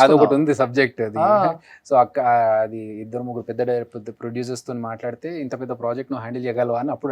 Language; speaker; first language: Telugu; native; Telugu